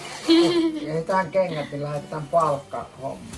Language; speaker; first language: Finnish; native; Finnish